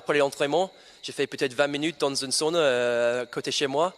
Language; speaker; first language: French; non-native, learner; English